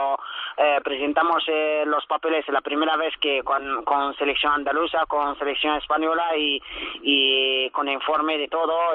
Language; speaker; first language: Spanish; early bilingual, other home language; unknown